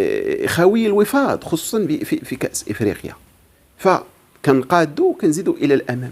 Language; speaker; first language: Arabic; native; Arabic